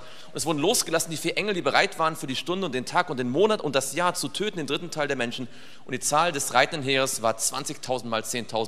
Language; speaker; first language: German; native; German